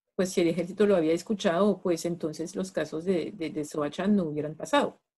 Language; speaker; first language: Spanish; non-native, fluent; French